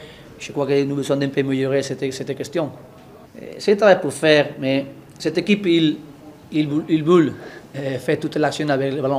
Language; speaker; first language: French; non-native, learner; Spanish